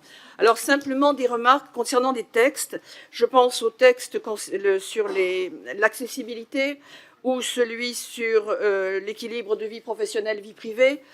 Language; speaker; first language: French; native; French